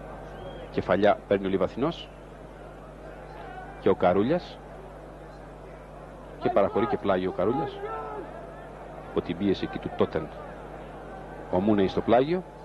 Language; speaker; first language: Greek; native; Greek